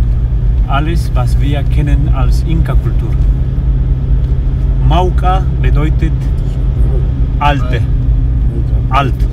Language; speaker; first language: German; non-native, learner; Spanish